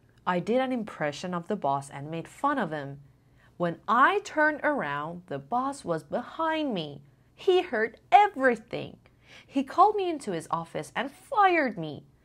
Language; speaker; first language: English; non-native, fluent; Persian